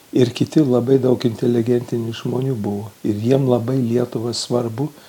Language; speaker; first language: Lithuanian; early bilingual, heritage; Lithuanian